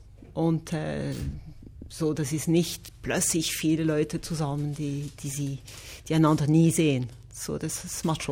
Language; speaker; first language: German; non-native, local second language; French